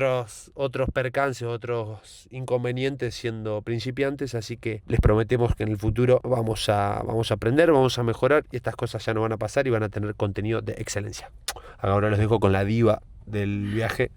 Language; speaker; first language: Spanish; native; Spanish